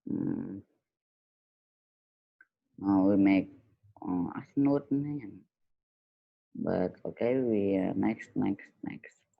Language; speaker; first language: English; non-native, learner; Indonesian